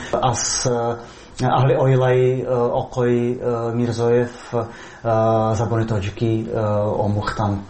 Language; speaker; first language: Persian; non-native, fluent; Czech